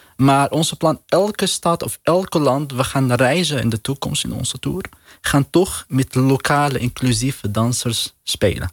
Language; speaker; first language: Dutch; non-native, learner; Arabic